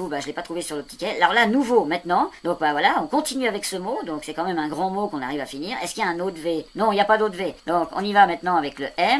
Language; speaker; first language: French; native; French